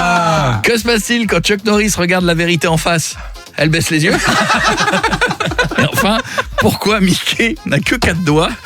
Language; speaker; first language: French; native; French